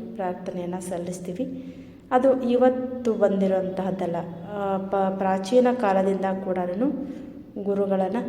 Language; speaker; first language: Kannada; native; Kannada